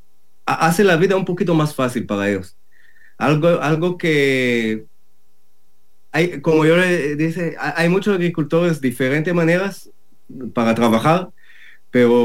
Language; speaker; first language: Spanish; non-native, learner; Hebrew